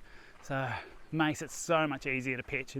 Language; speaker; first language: English; native; English